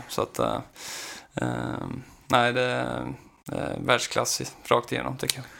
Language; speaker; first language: Swedish; native; Swedish